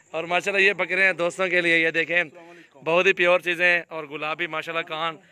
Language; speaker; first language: Urdu; non-native, local second language; Saraiki